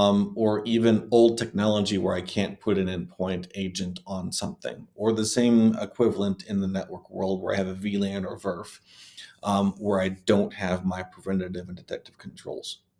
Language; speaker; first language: English; native; English